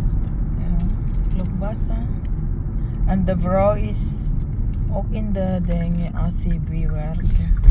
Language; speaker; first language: Dutch; non-native, learner; Filipino